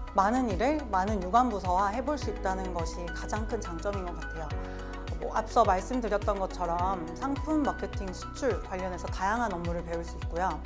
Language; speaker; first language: Korean; native; Korean